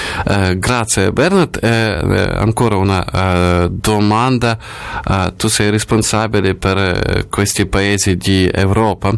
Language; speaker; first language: Italian; non-native, fluent; Ukrainian